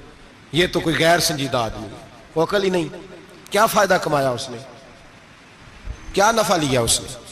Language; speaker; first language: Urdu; non-native, local second language; Punjabi